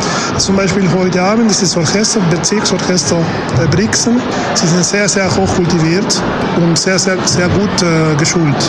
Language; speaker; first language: German; non-native, fluent; Spanish